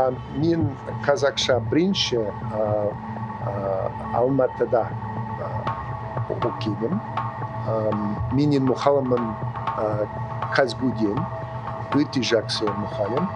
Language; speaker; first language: Kazakh; non-native, learner; English